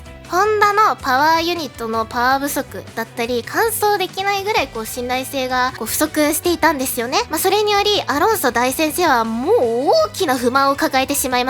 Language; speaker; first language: Japanese; native; Japanese